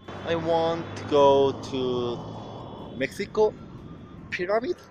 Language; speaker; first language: English; non-native, learner; Korean